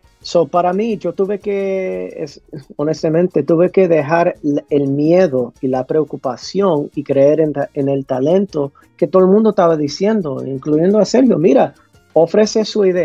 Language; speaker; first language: Spanish; early bilingual, heritage; English